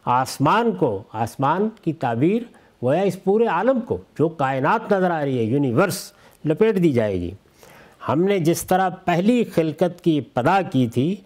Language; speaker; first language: Urdu; native; Urdu